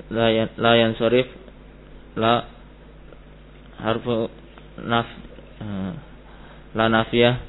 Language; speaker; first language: Arabic; non-native, learner; Indonesian